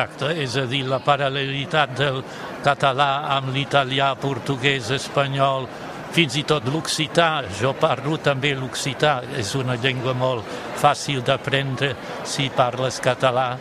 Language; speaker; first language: Catalan; non-native, fluent; German